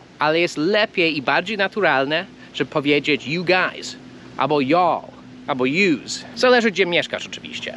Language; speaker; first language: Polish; non-native, fluent; English